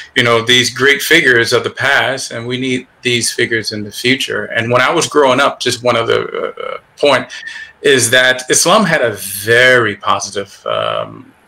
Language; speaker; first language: English; native; English